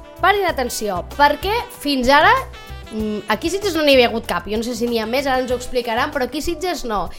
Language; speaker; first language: Catalan; native; Catalan